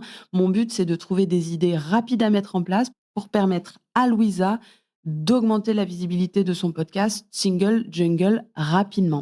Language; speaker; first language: French; native; French